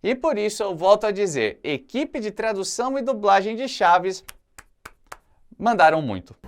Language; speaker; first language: Portuguese; native; Portuguese